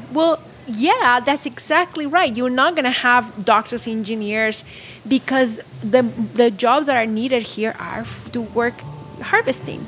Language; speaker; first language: English; non-native, fluent; Spanish